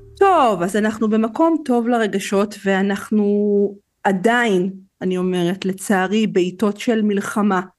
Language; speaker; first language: Hebrew; native; Hebrew